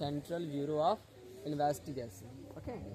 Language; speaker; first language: English; non-native, local second language; Hindi